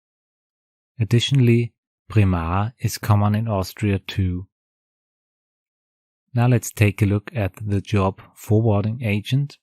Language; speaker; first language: English; non-native, fluent; German